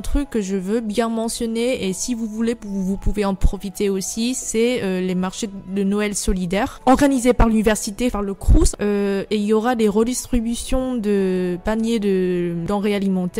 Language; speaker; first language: French; non-native, fluent; Vietnamese